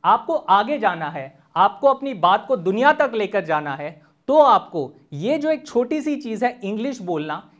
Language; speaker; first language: Hindi; native; Hindi